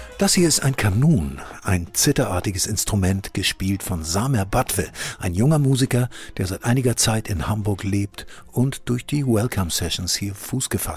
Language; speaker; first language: German; native; German